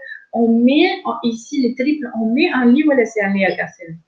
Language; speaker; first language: French; non-native, fluent; Russian